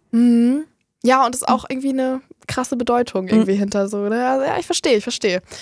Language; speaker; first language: German; native; German